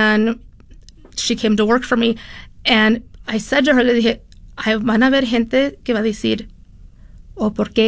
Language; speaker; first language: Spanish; early bilingual, heritage; Spanish